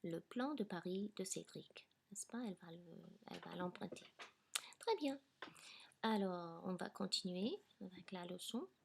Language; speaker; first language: French; non-native, fluent; English